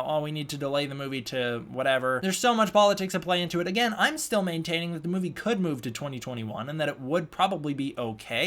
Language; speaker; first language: English; native; English